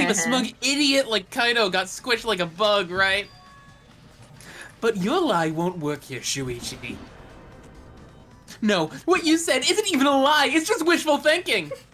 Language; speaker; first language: English; native; English